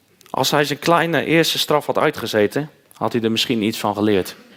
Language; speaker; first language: Dutch; native; Dutch